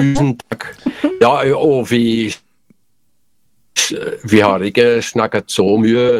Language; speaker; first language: Norwegian; non-native, fluent; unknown